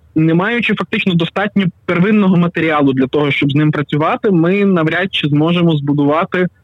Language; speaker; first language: Ukrainian; native; Ukrainian